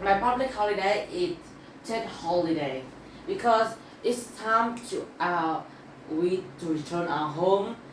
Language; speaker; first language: English; non-native, learner; Vietnamese